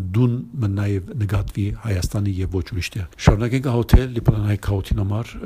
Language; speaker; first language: Armenian; early bilingual, heritage; Arabic